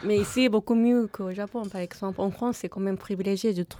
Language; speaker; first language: French; non-native, fluent; Japanese